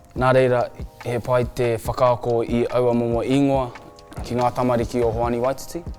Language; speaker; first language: Māori; native; Māori